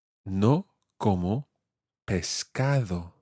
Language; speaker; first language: Spanish; non-native, fluent; English